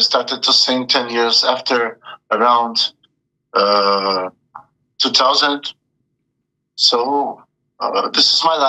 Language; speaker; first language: English; non-native, learner; Portuguese